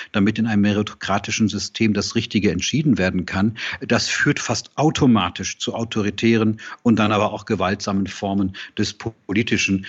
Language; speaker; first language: German; native; German